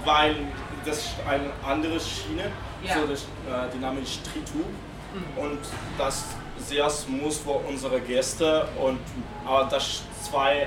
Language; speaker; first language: German; non-native, learner; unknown